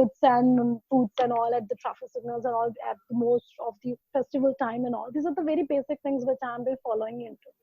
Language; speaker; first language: English; non-native, local second language; Hindi